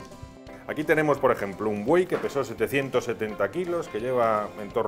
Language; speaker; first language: Spanish; native; Spanish